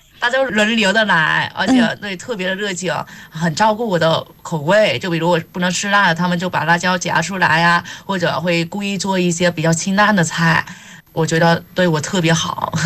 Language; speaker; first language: Chinese; non-native, fluent; Vietnamese